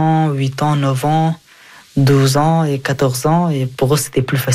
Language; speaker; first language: French; early bilingual, other home language; Persian